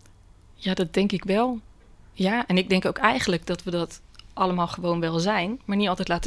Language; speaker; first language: Dutch; native; Dutch